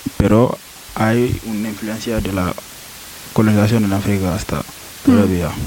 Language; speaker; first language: Spanish; non-native, learner; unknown